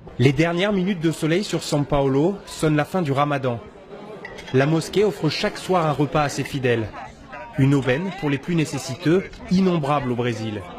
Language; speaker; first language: French; native; French